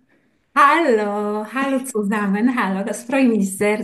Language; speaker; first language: German; non-native, learner; Polish